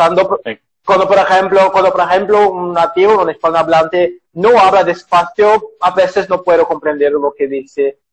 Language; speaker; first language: Spanish; non-native, learner; Portuguese